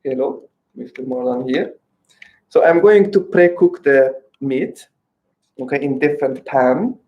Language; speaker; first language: English; non-native, fluent; Azerbaijani